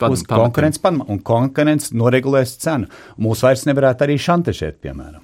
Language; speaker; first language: Latvian; early bilingual, heritage; Latvian